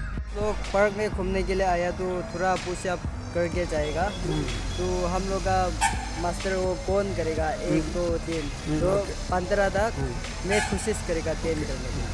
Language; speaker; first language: Hindi; non-native, local second language; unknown